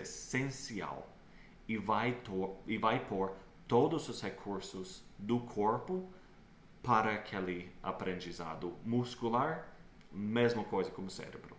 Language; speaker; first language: Portuguese; non-native, fluent; English